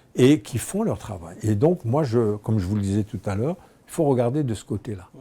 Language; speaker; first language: French; non-native, local second language; Arabic